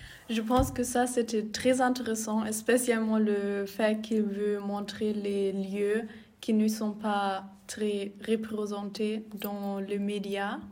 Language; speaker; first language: French; non-native, learner; German